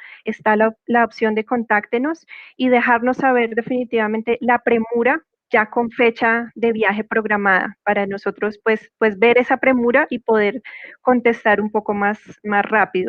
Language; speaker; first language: Spanish; native; Spanish